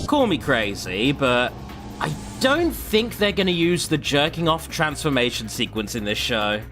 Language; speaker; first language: English; native; English